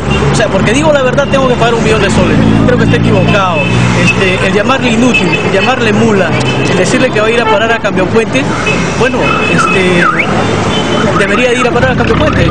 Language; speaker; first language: Spanish; native; Spanish